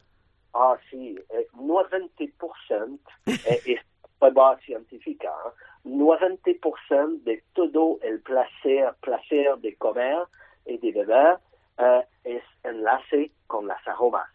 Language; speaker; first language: Spanish; non-native, learner; French